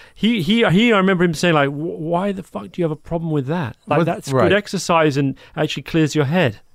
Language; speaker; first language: English; native; English